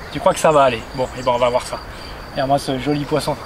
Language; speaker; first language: French; native; French